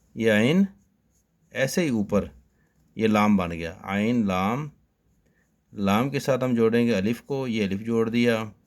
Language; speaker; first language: Urdu; native; Urdu